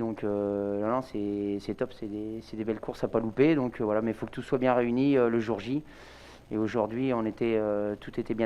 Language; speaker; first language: French; native; French